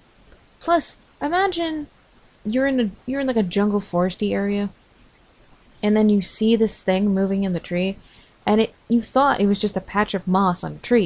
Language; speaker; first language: English; native; English